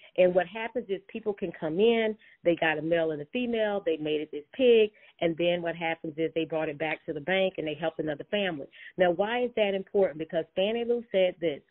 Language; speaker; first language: English; native; English